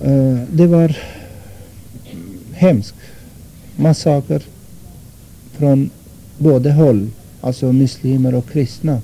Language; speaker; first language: Swedish; non-native, fluent; Armenian